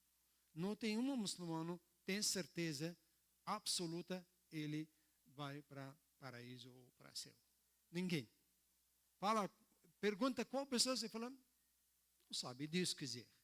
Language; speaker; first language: Portuguese; non-native, learner; Arabic